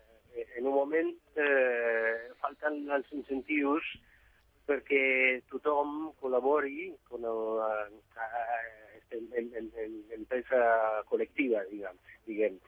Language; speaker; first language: Catalan; non-native, fluent; Italian